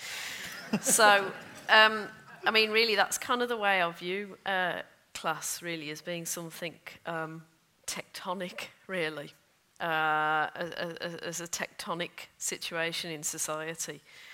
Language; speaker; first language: English; native; English